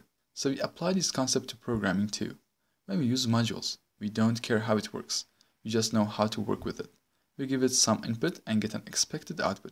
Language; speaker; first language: English; non-native, fluent; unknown